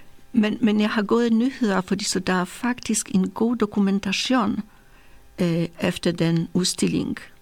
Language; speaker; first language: Danish; non-native, fluent; Polish